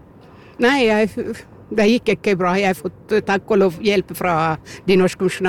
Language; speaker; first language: Norwegian; non-native, learner; Amharic